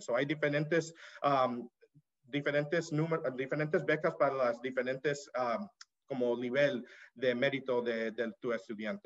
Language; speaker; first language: Spanish; early bilingual, heritage; Spanish